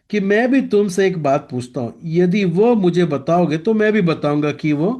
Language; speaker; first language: Hindi; non-native, local second language; Malayalam